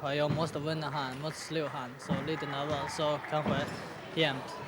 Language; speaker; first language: Swedish; non-native, learner; Chinese